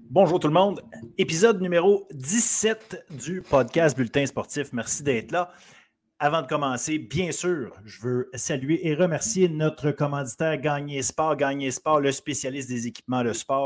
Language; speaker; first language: French; native; French